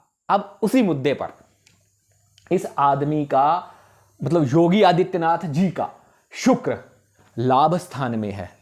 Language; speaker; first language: Hindi; native; Hindi